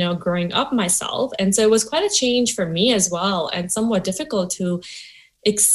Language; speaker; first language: English; non-native, local second language; Gujarati